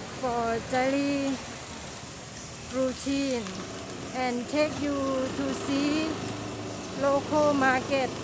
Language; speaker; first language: English; non-native, learner; Thai